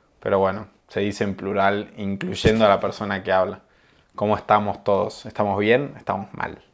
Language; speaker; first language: Spanish; native; Spanish